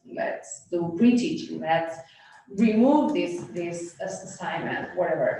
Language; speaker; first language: English; non-native, fluent; Spanish